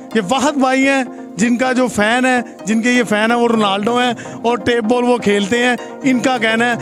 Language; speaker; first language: Urdu; non-native, local second language; Punjabi